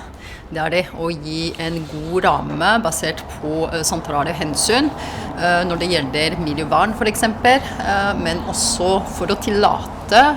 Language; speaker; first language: Norwegian; non-native, fluent; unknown